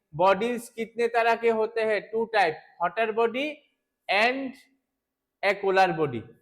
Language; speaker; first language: Hindi; non-native, local second language; Bangla